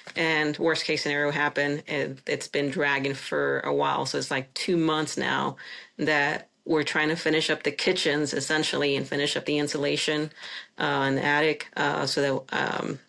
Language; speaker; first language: English; non-native, fluent; Spanish